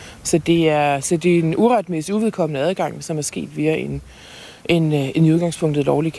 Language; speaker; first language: Danish; native; Danish